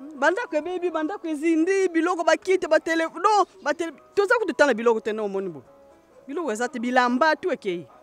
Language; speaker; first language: Lingala; native; Lingala